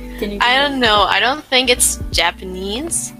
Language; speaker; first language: English; non-native, learner; German